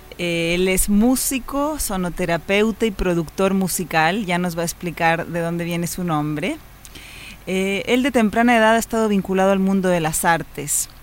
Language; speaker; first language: Spanish; native; Spanish